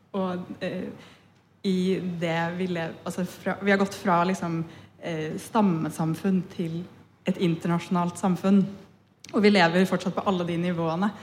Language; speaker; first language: Norwegian; early bilingual, other home language; Punjabi